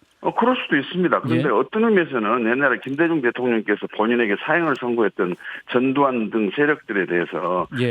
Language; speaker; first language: Korean; native; Korean